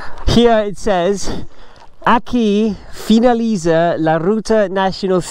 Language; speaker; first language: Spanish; non-native, learner; English